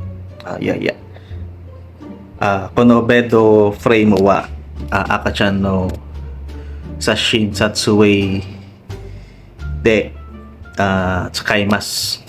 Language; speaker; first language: Japanese; non-native, learner; Filipino